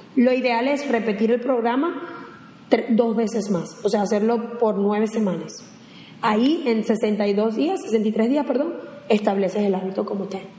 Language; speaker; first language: Spanish; native; Spanish